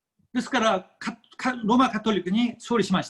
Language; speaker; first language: Japanese; non-native, fluent; Korean